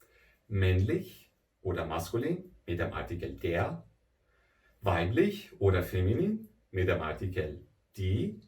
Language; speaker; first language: German; non-native, fluent; Persian